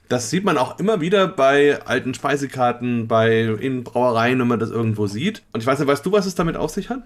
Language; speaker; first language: German; native; German